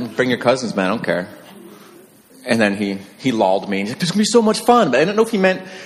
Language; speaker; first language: English; native; English